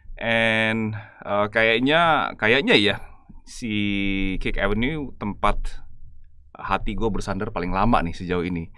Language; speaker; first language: Indonesian; native; Indonesian